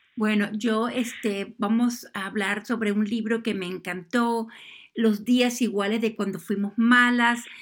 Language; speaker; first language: Spanish; native; Spanish